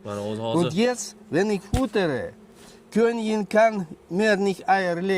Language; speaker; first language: German; non-native, learner; Russian